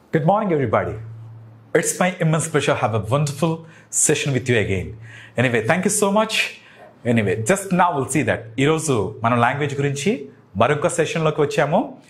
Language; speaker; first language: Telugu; native; Telugu